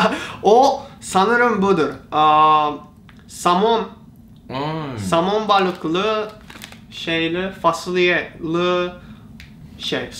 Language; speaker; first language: Turkish; non-native, learner; Japanese